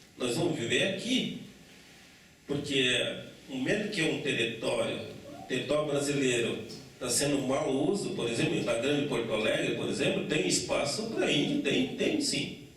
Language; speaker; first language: Portuguese; non-native, local second language; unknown